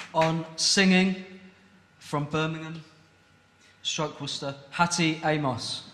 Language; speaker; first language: English; native; English